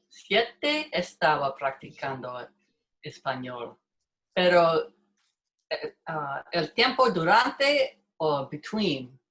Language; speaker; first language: Spanish; non-native, learner; English